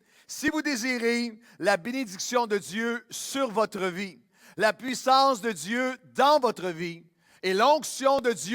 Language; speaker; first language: French; native; French